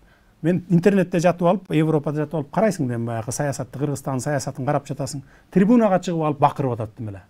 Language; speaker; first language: Kyrgyz; native; Kyrgyz